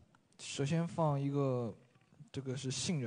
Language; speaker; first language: Chinese; native; Chinese